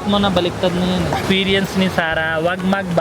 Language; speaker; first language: Filipino; non-native, learner; Punjabi